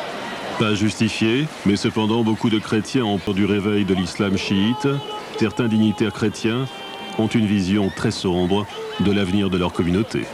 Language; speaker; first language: French; native; French